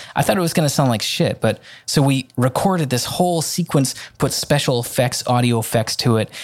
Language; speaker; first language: English; native; English